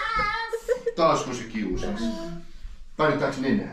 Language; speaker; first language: Finnish; native; Finnish